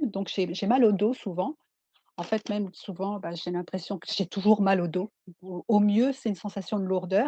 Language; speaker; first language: French; native; French